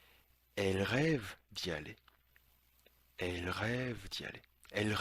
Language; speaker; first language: French; non-native, fluent; Korean